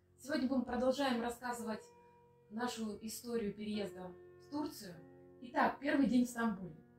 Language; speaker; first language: Russian; native; Russian